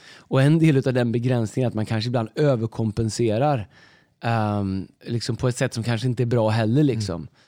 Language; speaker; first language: Swedish; native; Swedish